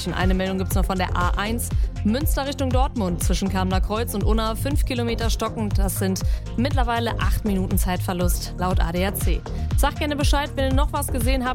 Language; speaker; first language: German; native; German